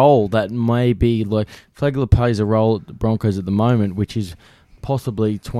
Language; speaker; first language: English; native; English